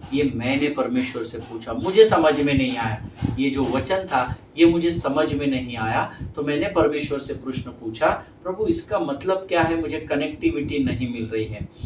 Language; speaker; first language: Hindi; non-native, local second language; Marathi